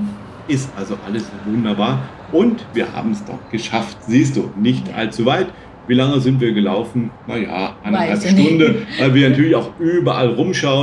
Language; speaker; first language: German; native; German